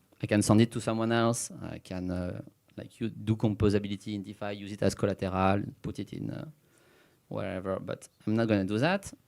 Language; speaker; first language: English; non-native, fluent; French